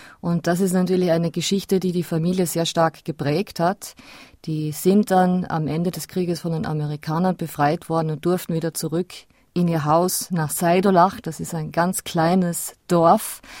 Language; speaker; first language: German; native; German